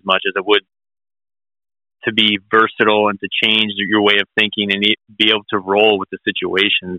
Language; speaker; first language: English; native; English